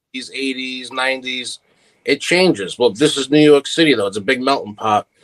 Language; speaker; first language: English; early bilingual, other home language; Italian